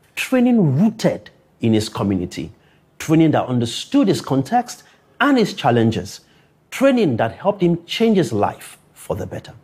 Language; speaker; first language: English; non-native, local second language; Yoruba